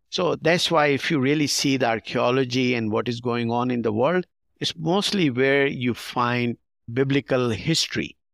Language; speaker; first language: English; non-native, local second language; Urdu